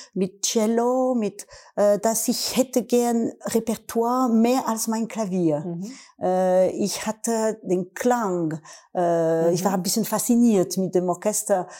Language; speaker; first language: German; non-native, learner; French